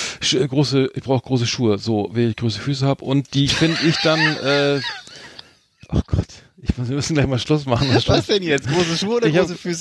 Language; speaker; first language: German; native; German